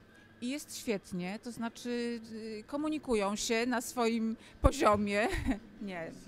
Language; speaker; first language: Polish; native; Polish